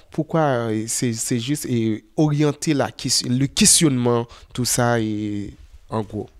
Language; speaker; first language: French; non-native, local second language; Haitian Creole